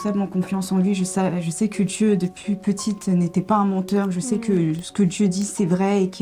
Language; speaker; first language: French; native; French